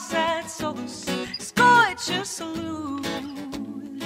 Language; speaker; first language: English; native; English